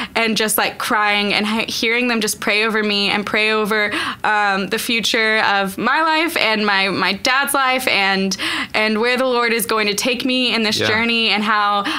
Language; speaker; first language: English; native; English